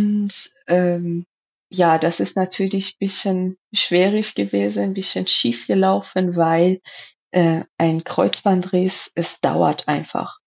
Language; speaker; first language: German; non-native, learner; Persian